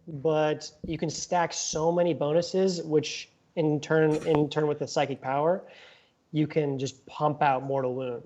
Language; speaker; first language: English; native; English